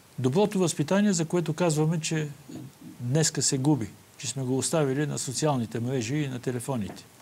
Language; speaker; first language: Bulgarian; native; Bulgarian